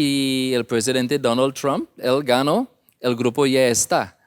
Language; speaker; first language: Spanish; non-native, learner; English